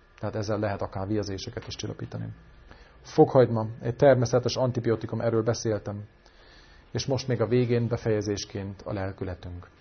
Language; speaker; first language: Hungarian; native; Hungarian